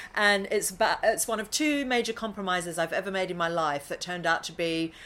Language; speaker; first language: English; native; English